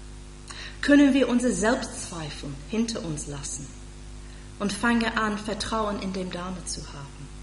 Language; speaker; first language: German; non-native, fluent; English